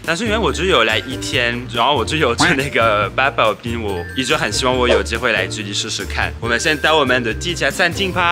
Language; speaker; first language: Chinese; non-native, fluent; French